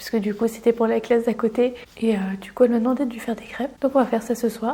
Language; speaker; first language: French; native; French